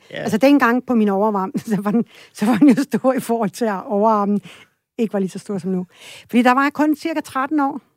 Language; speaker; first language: Danish; early bilingual, other home language; Swedish